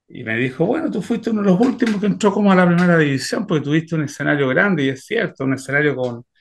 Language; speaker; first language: Spanish; native; Spanish